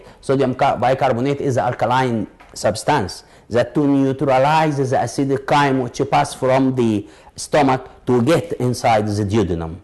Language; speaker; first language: English; non-native, local second language; Arabic